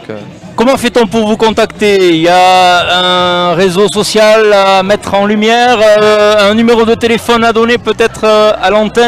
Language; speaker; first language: French; native; French